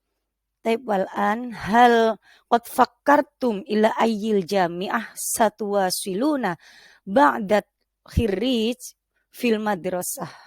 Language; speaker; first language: Arabic; non-native, fluent; Indonesian